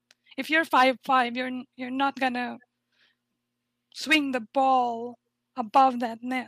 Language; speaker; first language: English; non-native, local second language; Filipino